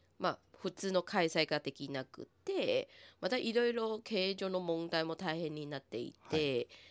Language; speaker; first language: Japanese; non-native, fluent; Chinese